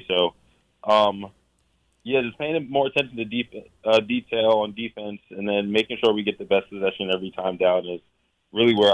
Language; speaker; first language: English; native; English